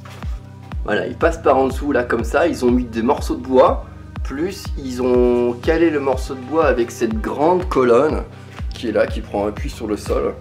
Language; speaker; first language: French; native; French